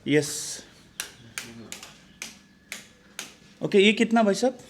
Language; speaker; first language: Hindi; non-native, learner; Bangla